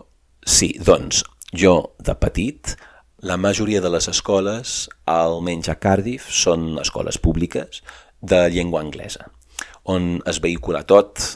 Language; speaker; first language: Catalan; non-native, fluent; English